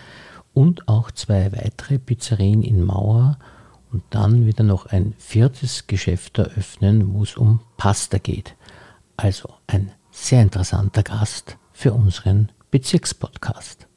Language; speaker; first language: German; native; German